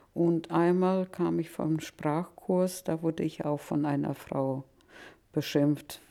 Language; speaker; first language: German; non-native, fluent; Russian